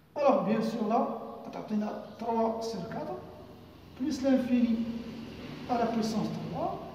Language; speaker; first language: French; non-native, local second language; Arabic